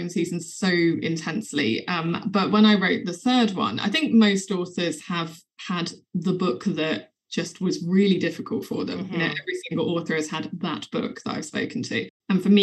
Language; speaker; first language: English; native; English